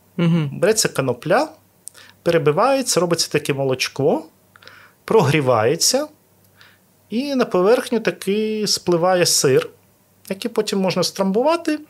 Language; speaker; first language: Ukrainian; non-native, local second language; Russian